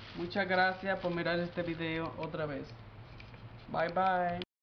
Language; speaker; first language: Spanish; native; Spanish